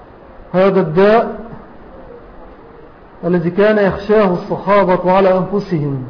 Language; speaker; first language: Arabic; native; Arabic